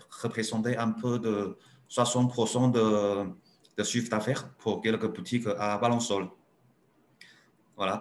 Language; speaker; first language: French; non-native, learner; Chinese